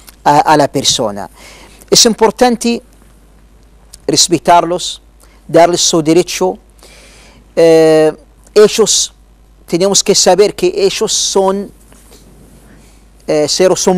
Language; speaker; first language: Spanish; non-native, learner; Arabic